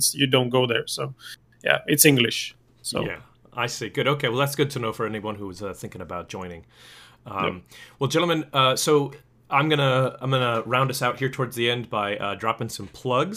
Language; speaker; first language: English; native; English